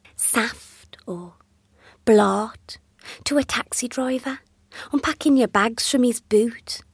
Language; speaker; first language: English; native; English